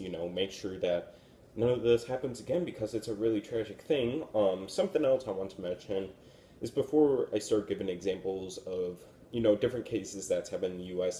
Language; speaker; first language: English; native; English